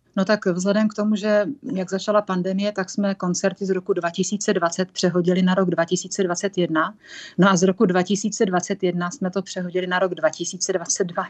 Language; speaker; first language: Czech; native; Czech